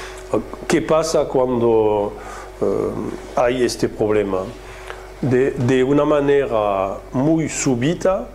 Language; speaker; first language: Spanish; non-native, fluent; French